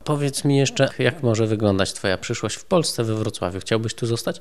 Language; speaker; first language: Polish; native; Polish